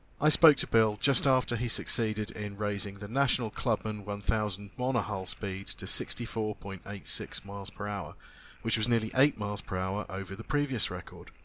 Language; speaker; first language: English; native; English